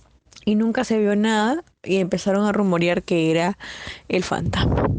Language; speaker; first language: Spanish; native; Spanish